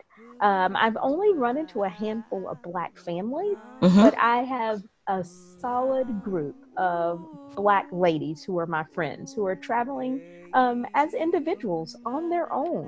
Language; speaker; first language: English; native; English